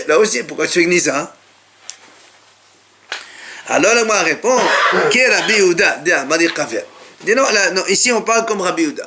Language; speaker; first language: French; native; French